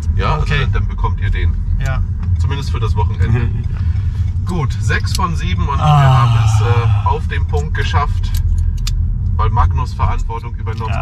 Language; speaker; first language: German; native; German